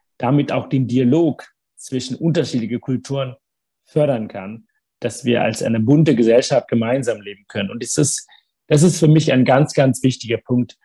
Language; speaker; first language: German; early bilingual, other home language; Tamil